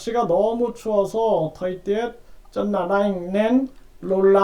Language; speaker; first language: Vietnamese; non-native, learner; Korean